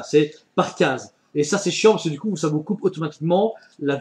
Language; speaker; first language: French; native; French